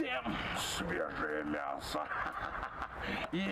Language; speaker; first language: Russian; native; Russian